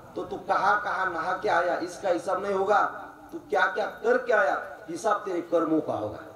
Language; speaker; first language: Hindi; non-native, local second language; Marathi